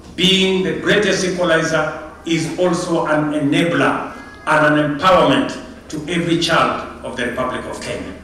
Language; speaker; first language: English; non-native, local second language; Kalenjin